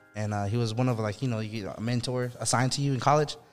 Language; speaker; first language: English; native; English